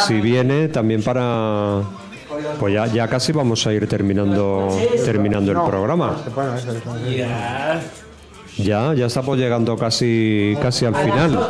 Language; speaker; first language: Spanish; native; Spanish